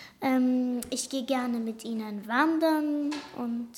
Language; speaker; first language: German; early bilingual, other home language; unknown